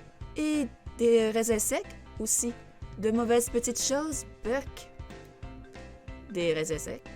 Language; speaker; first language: French; native; French